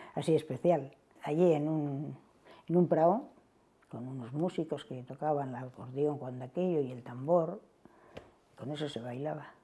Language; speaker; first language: Spanish; native; Spanish